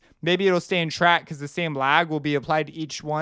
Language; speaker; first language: English; native; English